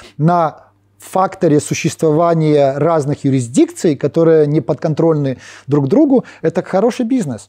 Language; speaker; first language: Russian; non-native, local second language; Polish